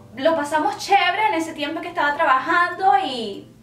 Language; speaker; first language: Spanish; early bilingual, heritage; Spanish